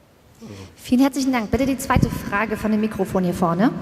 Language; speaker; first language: German; native; German